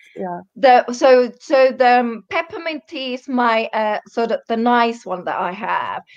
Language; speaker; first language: English; non-native, fluent; Finnish